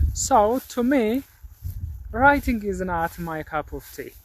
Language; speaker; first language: English; non-native, local second language; Amharic